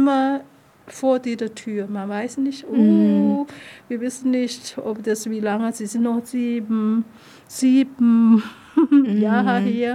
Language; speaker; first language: German; non-native, learner; Vietnamese